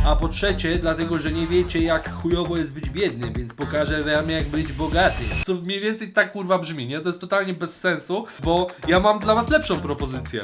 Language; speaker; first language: Polish; native; Polish